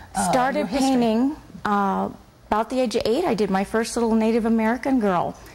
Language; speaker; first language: English; native; English